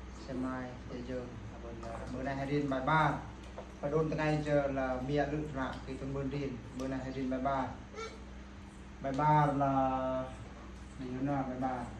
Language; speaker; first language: Vietnamese; non-native, local second language; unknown